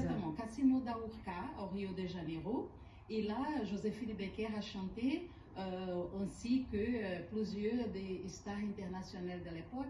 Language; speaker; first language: French; non-native, fluent; Portuguese